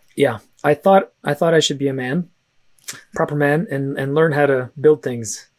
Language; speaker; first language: English; early bilingual, other home language; Russian